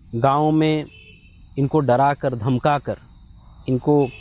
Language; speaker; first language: Hindi; native; Hindi